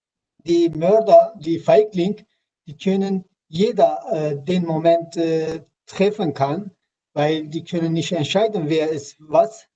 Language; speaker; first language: German; non-native, learner; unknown